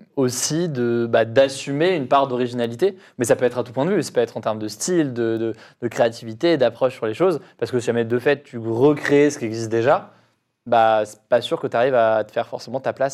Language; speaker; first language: French; native; French